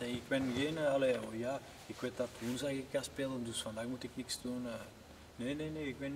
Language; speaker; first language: Dutch; non-native, learner; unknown